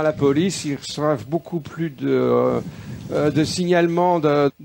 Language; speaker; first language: French; native; French